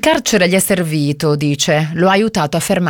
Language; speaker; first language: Italian; native; Italian